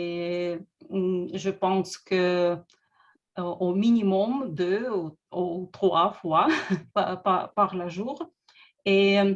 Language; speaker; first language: French; non-native, learner; Russian